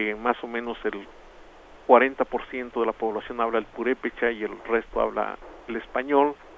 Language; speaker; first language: Spanish; non-native, local second language; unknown